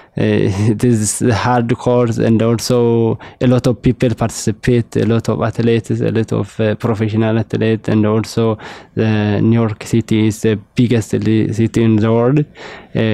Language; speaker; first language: English; non-native, learner; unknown